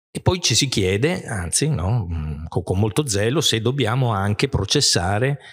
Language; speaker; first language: Italian; native; Italian